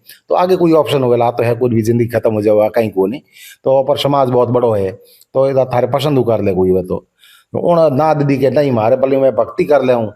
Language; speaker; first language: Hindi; non-native, local second language; Marwari